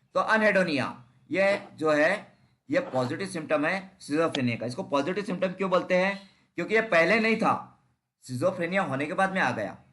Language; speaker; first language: Hindi; non-native, local second language; Marathi